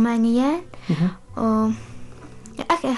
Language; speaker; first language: Arabic; non-native, learner; Persian